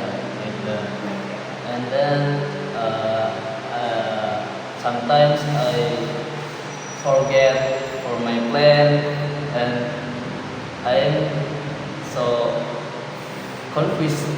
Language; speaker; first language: English; non-native, learner; Indonesian